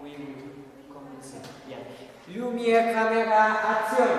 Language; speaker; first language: French; non-native, learner; Spanish